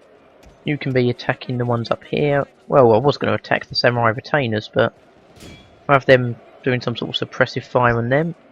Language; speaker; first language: English; native; English